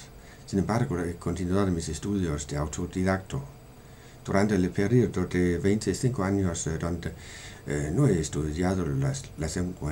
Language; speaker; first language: Spanish; non-native, fluent; Danish